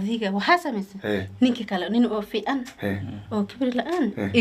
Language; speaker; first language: Somali; non-native, learner; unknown